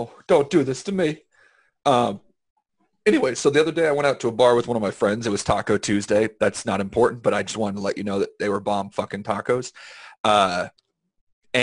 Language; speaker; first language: English; native; English